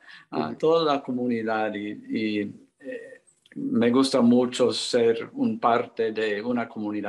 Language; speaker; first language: Spanish; non-native, learner; English